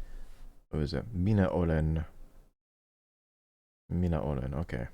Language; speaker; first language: Finnish; non-native, learner; English